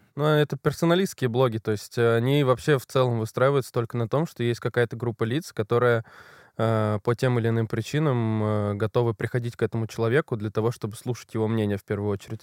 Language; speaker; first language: Russian; native; Russian